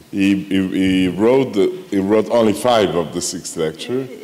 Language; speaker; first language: English; non-native, fluent; Italian